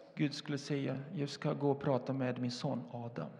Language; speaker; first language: Swedish; non-native, fluent; Portuguese